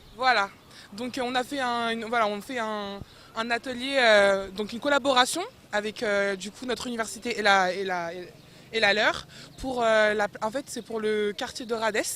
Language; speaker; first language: French; native; French